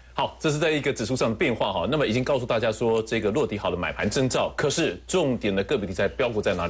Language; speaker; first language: Chinese; native; Chinese